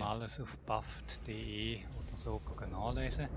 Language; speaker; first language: German; native; German